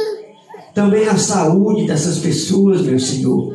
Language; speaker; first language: Portuguese; native; Portuguese